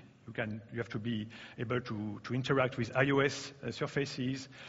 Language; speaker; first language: English; non-native, fluent; French